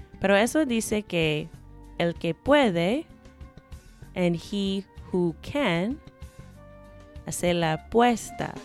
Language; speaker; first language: Spanish; non-native, fluent; English